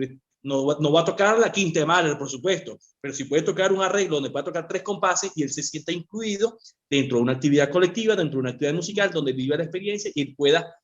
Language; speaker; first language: Spanish; native; Spanish